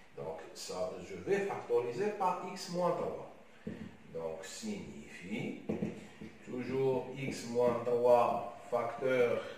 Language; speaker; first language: French; non-native, local second language; Arabic